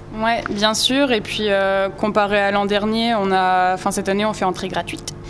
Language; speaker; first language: French; native; French